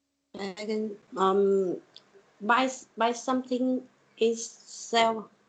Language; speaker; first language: English; non-native, learner; Vietnamese